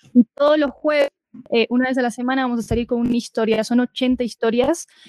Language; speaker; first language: Spanish; native; Spanish